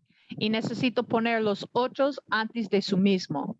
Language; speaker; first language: Spanish; non-native, learner; English